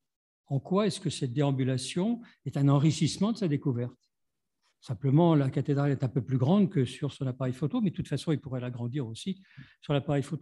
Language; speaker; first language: French; native; French